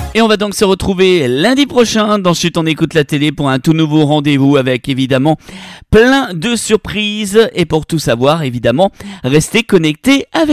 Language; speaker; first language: French; native; French